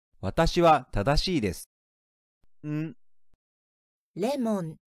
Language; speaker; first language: Japanese; non-native, learner; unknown